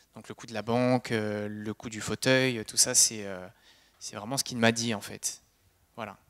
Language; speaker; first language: French; native; French